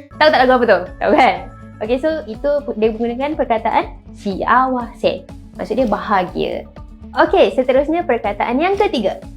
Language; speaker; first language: Malay; native; Malay